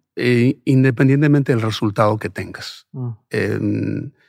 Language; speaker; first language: Spanish; native; Spanish